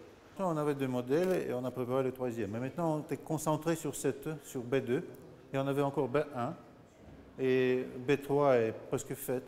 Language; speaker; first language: French; non-native, learner; Russian